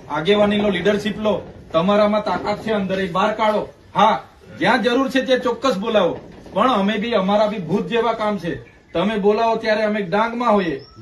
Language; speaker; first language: Gujarati; non-native, local second language; Vasavi